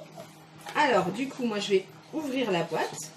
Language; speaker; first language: French; native; French